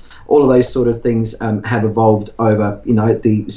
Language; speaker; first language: English; native; English